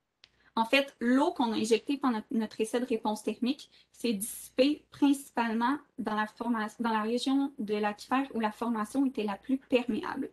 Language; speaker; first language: French; native; French